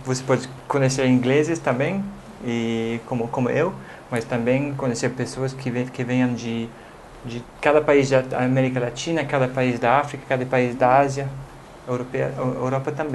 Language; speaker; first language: Portuguese; non-native, fluent; English